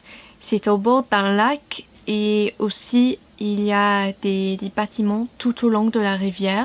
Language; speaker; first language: French; non-native, fluent; English